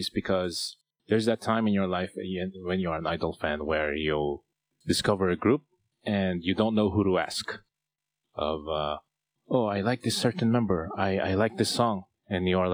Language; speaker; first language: English; non-native, local second language; Filipino